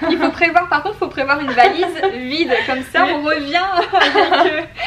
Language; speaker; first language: French; native; French